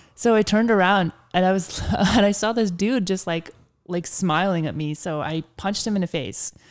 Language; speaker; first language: English; early bilingual, other home language; Ukrainian